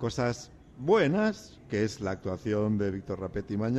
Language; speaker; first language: Spanish; native; Spanish